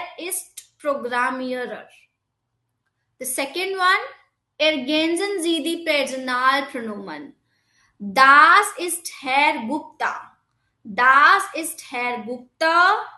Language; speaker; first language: German; non-native, fluent; Hindi